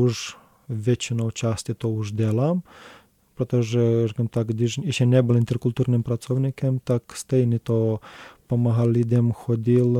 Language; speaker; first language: Czech; non-native, learner; Romanian